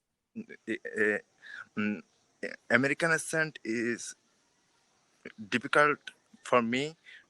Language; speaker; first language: English; non-native, learner; Bangla